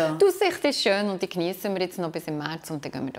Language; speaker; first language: German; native; German